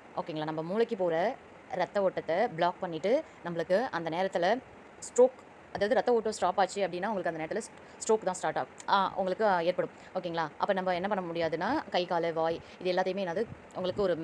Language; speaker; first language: Tamil; native; Tamil